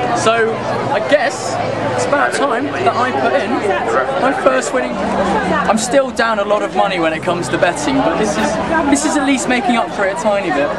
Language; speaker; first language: English; native; English